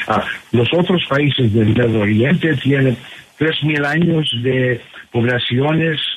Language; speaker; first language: Spanish; non-native, fluent; English